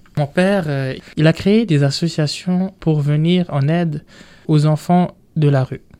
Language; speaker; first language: French; non-native, local second language; Rundi